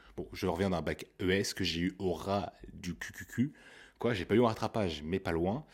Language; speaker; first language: French; native; French